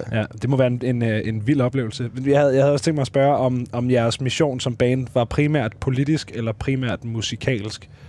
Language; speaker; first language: Danish; native; Danish